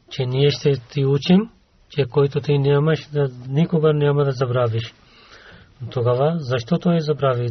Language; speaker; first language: Bulgarian; non-native, learner; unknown